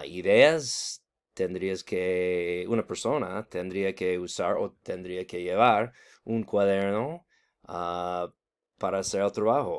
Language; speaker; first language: Spanish; non-native, fluent; English